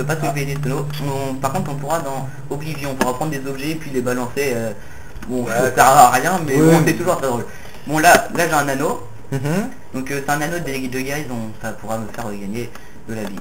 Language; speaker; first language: French; native; French